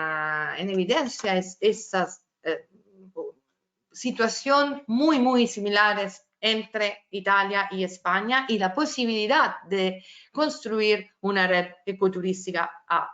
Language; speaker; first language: Spanish; non-native, fluent; Italian